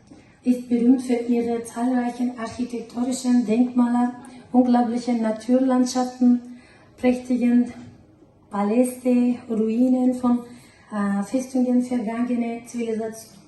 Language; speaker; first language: German; non-native, learner; Tajik